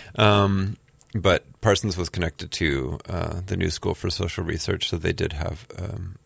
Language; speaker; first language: English; native; English